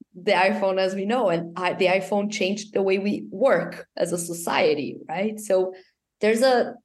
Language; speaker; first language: English; non-native, fluent; Portuguese